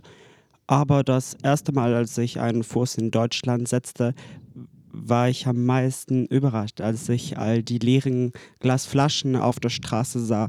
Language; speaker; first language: German; non-native, fluent; French